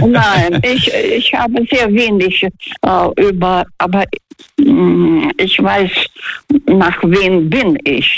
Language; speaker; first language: German; non-native, fluent; Russian